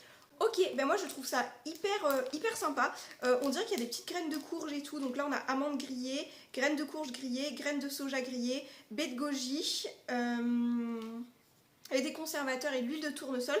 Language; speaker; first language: French; native; French